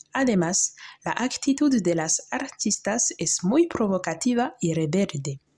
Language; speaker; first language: Spanish; non-native, learner; French